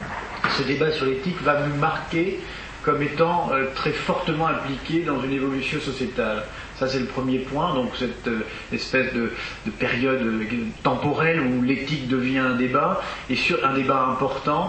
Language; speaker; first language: French; native; French